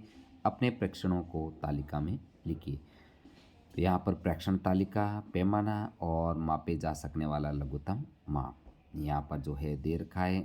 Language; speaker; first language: Hindi; native; Hindi